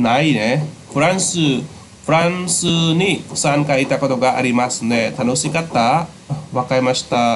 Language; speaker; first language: Japanese; non-native, fluent; Khmer